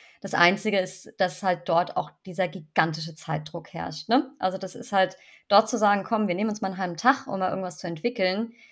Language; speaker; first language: German; native; German